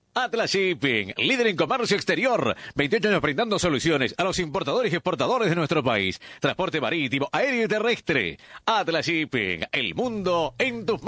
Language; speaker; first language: Spanish; native; Spanish